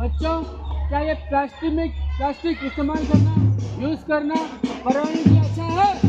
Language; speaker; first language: Hindi; non-native, local second language; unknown